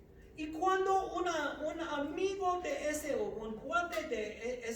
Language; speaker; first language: Spanish; non-native, fluent; English